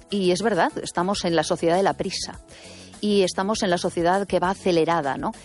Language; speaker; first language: Spanish; native; Spanish